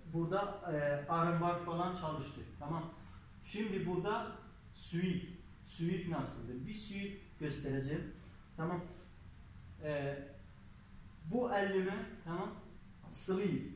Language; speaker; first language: Turkish; non-native, learner; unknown